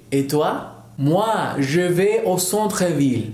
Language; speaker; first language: French; non-native, fluent; Spanish